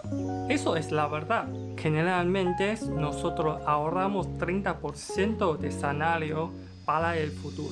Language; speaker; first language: Spanish; non-native, learner; Chinese